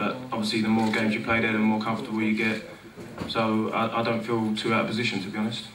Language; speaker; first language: English; native; English